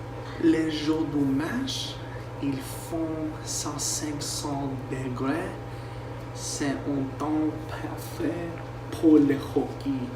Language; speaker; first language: French; non-native, learner; English